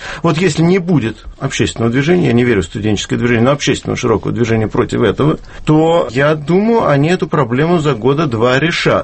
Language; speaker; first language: Russian; native; Russian